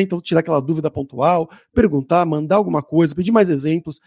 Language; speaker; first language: Portuguese; native; Portuguese